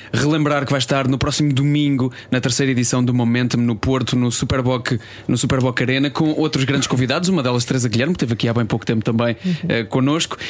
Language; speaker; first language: Portuguese; native; Portuguese